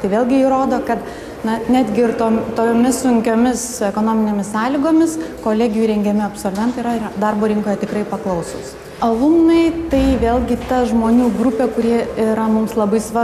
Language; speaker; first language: Lithuanian; native; Lithuanian